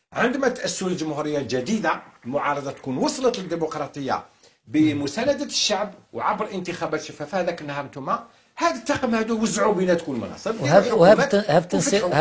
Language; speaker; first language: Arabic; native; Arabic